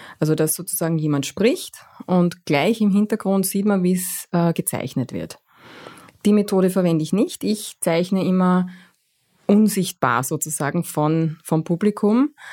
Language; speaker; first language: German; native; German